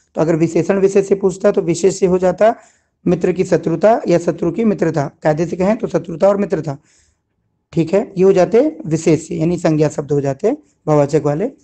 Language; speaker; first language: Hindi; native; Hindi